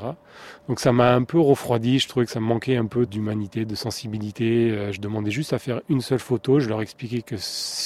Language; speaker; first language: French; native; French